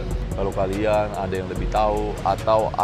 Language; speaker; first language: Indonesian; native; Indonesian